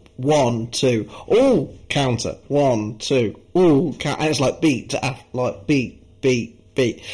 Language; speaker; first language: English; native; English